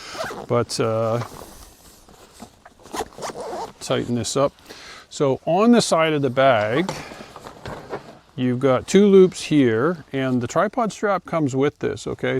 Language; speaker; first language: English; native; English